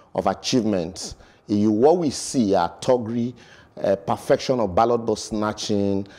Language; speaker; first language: English; non-native, local second language; Bini